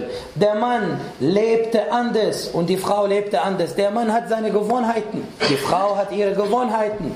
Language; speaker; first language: German; non-native, fluent; Arabic